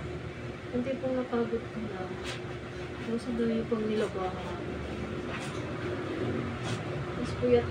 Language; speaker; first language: Filipino; native; Filipino